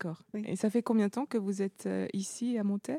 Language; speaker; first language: French; native; French